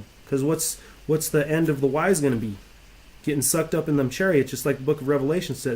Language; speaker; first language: English; native; English